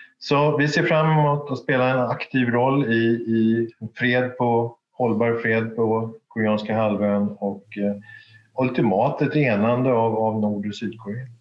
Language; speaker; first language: Swedish; native; Swedish